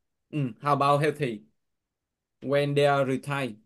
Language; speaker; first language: English; non-native, learner; Vietnamese